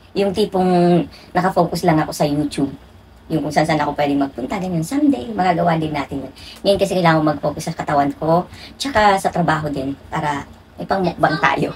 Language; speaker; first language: Filipino; native; Filipino